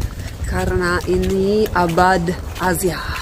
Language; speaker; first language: Indonesian; non-native, fluent; English